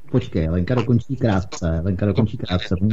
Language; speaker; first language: Czech; native; Czech